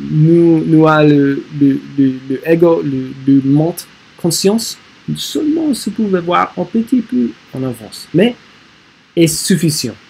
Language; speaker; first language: French; non-native, learner; English